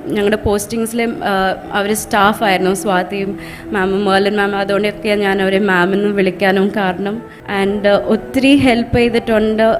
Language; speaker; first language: Malayalam; early bilingual, heritage; Malayalam